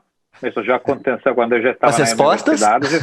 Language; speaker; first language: Portuguese; non-native, fluent; Italian